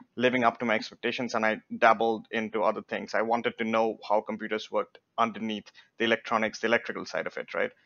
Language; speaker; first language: English; non-native, local second language; Bangla